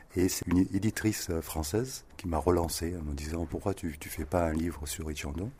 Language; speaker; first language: French; native; French